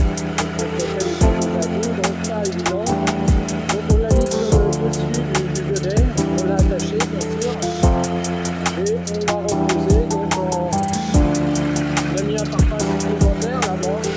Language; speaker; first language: French; native; French